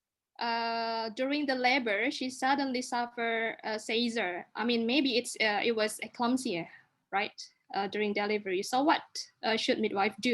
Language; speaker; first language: English; non-native, local second language; Indonesian